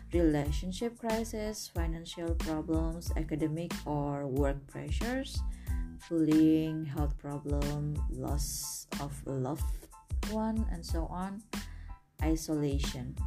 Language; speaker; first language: English; non-native, fluent; Indonesian